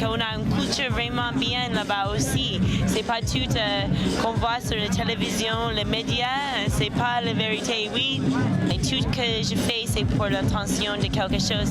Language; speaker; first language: French; non-native, fluent; English